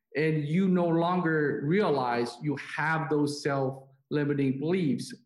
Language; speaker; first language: English; non-native, fluent; Korean